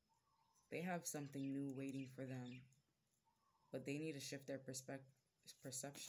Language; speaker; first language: English; native; English